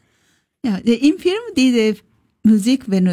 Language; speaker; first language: German; non-native, learner; Japanese